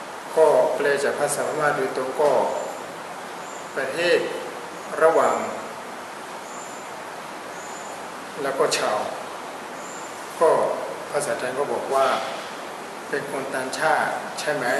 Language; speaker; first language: Thai; non-native, fluent; Burmese